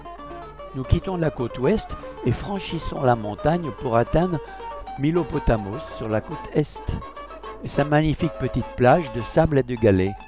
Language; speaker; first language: French; native; French